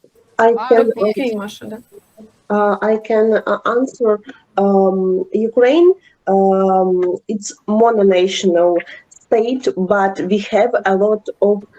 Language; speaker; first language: English; non-native, learner; Ukrainian